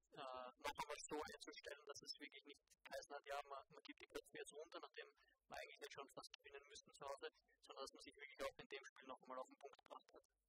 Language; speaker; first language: German; native; German